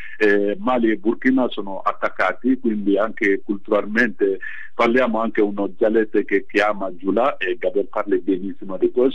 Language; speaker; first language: Italian; non-native, fluent; Bambara